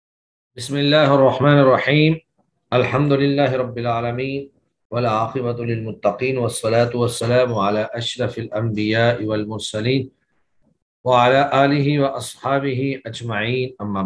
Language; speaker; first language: Arabic; non-native, fluent; Urdu